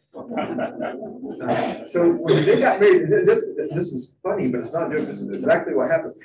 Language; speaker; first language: English; native; English